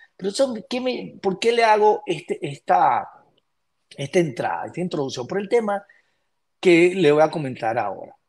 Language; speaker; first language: Spanish; native; Spanish